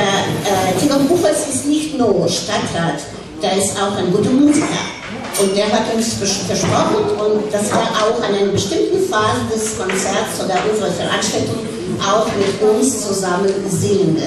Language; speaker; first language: German; non-native, fluent; Russian